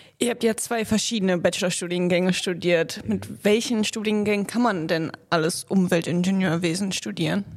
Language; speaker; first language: German; native; German